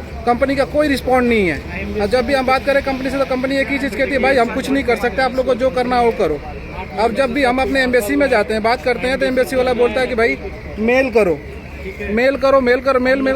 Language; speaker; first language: Hindi; native; Hindi